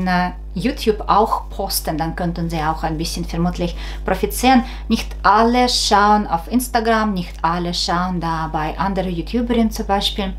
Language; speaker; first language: German; non-native, fluent; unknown